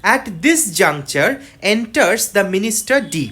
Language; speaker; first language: English; non-native, local second language; Bangla